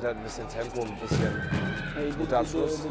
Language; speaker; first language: German; native; German